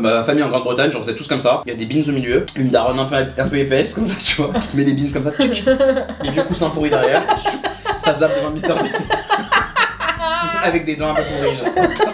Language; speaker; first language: French; native; French